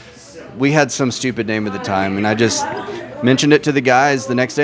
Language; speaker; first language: English; native; English